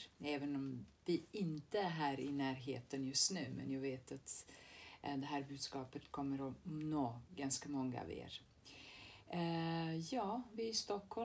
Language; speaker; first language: Swedish; non-native, fluent; Serbian